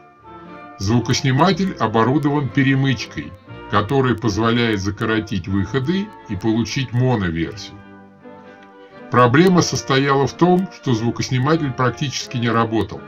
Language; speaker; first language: Russian; native; Russian